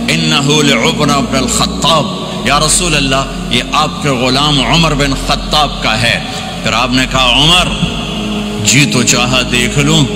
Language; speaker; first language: Urdu; non-native, local second language; Punjabi